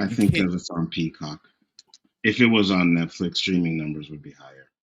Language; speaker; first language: English; native; English